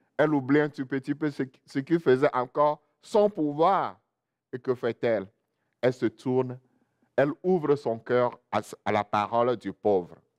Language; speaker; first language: French; non-native, local second language; Ewe